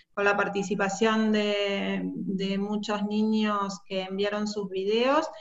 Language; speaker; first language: Spanish; native; Spanish